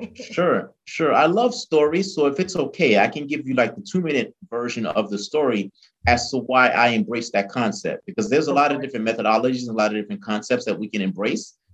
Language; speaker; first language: English; early bilingual, other home language; Haitian Creole